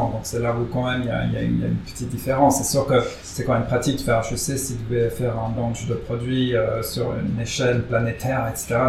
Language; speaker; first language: French; native; French